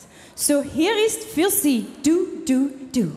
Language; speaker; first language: German; non-native, fluent; Swedish